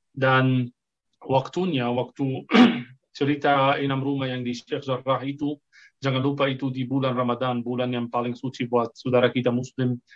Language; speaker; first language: Indonesian; non-native, fluent; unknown